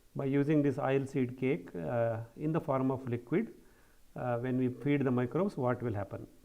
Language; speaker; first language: English; non-native, local second language; Kannada